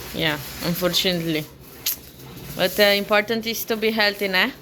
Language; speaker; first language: English; non-native, learner; Portuguese